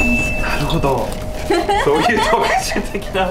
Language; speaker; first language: Japanese; non-native, fluent; English